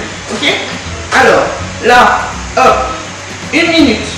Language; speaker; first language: French; native; French